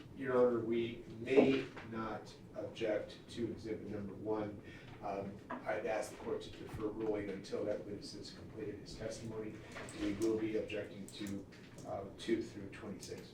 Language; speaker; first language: English; native; English